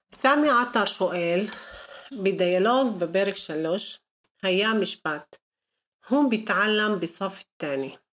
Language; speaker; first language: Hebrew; non-native, local second language; Arabic